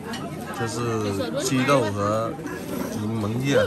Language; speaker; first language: Chinese; non-native, fluent; Vietnamese